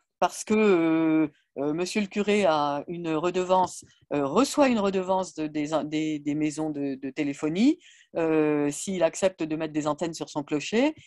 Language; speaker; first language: French; native; French